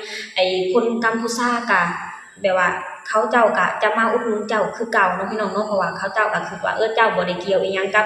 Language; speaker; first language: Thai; non-native, local second language; Northeastern Thai